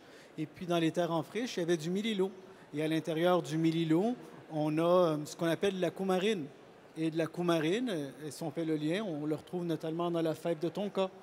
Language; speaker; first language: French; native; French